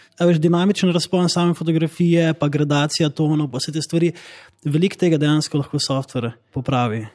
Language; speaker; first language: Slovenian; native; Slovenian